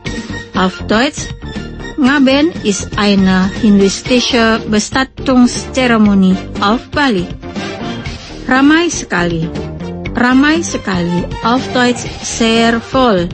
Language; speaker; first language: German; non-native, fluent; Indonesian